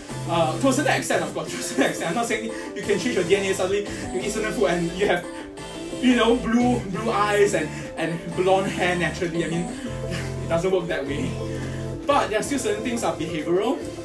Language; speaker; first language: English; non-native, local second language; Chinese